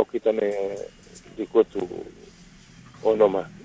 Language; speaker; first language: Greek; non-native, learner; Portuguese